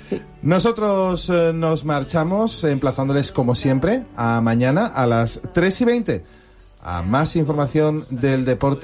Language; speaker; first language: Spanish; native; Spanish